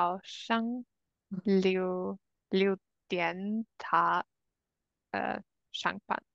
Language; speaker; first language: Chinese; non-native, learner; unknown